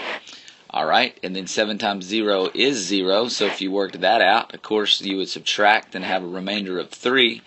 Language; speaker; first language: English; native; English